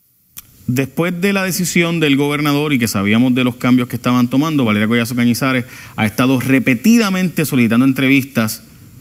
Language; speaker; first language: Spanish; native; Spanish